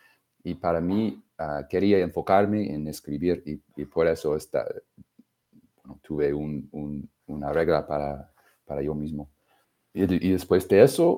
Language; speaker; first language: Spanish; non-native, fluent; English